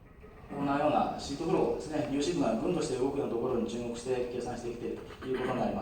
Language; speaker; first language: Japanese; native; Japanese